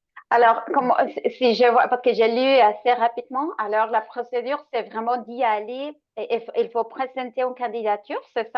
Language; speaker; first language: French; non-native, fluent; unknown